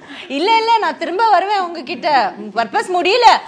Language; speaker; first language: Tamil; native; Tamil